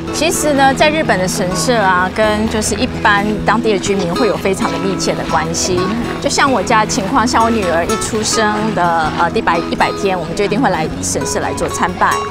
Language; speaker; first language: Chinese; native; Chinese